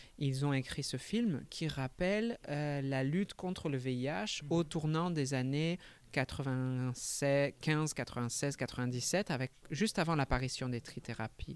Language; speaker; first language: French; native; French